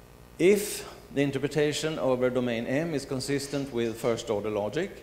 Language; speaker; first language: English; non-native, fluent; Swedish